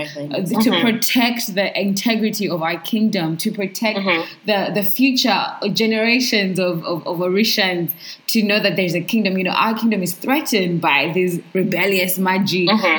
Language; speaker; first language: English; non-native, local second language; Ganda